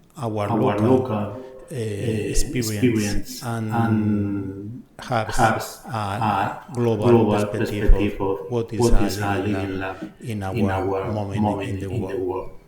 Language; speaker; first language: English; non-native, fluent; Spanish